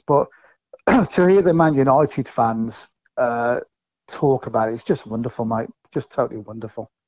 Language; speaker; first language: English; native; English